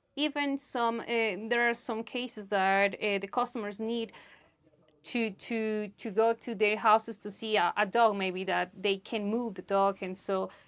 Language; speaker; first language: English; non-native, fluent; Spanish